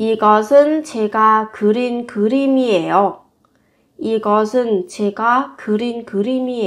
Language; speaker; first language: Korean; non-native, fluent; Vietnamese